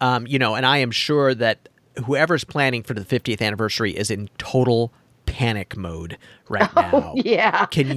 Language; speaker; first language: English; native; English